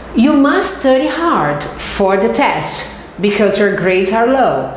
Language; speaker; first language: English; non-native, fluent; Portuguese